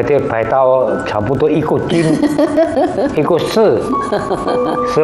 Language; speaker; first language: Chinese; early bilingual, heritage; Chinese